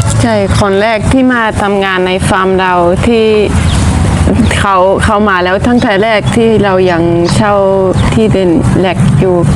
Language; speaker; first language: Thai; non-native, fluent; Dutch